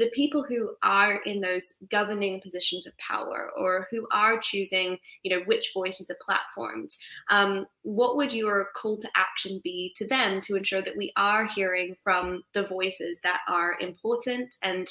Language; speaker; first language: English; native; English